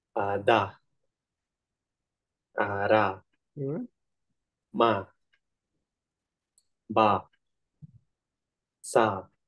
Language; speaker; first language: Korean; non-native, learner; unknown